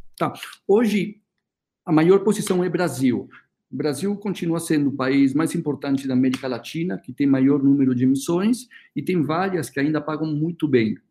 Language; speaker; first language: Portuguese; early bilingual, other home language; Spanish